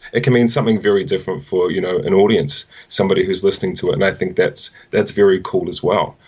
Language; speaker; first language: English; native; English